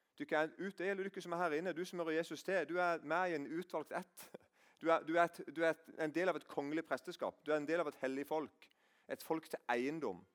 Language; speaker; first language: Norwegian; native; Norwegian